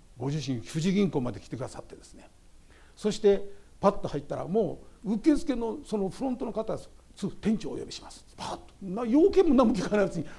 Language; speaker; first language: Japanese; native; Japanese